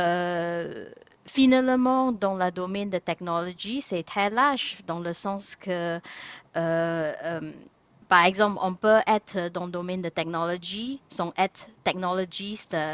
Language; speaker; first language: French; non-native, fluent; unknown